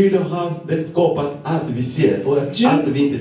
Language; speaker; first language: Swedish; non-native, learner; Lingala